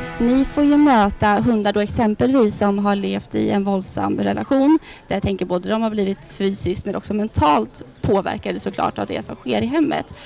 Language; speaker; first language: Swedish; native; Swedish